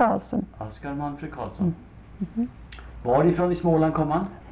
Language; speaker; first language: Swedish; native; Swedish